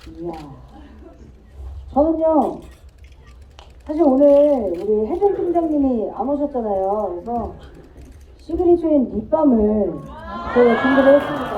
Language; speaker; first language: Korean; native; Korean